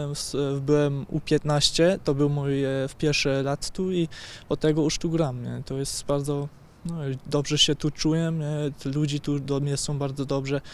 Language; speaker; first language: Polish; early bilingual, heritage; German